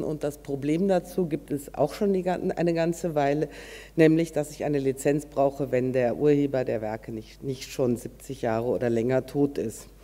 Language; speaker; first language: German; native; German